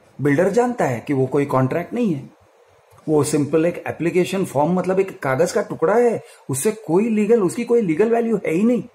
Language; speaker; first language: Hindi; non-native, local second language; Kannada